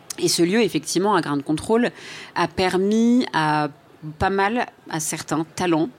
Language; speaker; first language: French; native; French